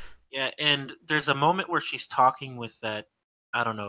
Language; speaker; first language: English; native; English